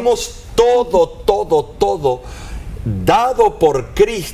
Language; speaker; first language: Spanish; native; Spanish